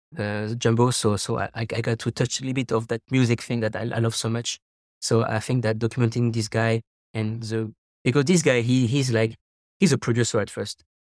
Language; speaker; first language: English; non-native, fluent; French